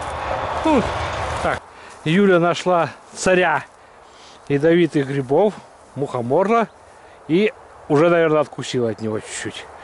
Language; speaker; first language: Russian; native; Russian